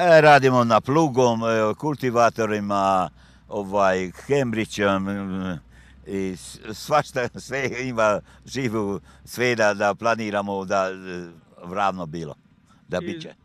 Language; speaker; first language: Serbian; non-native, local second language; Hungarian